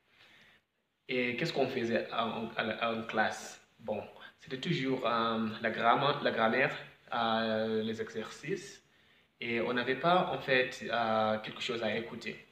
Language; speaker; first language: French; non-native, fluent; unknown